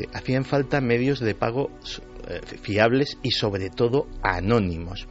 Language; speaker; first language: Spanish; native; Spanish